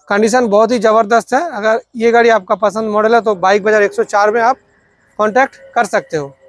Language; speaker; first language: Hindi; non-native, local second language; Bangla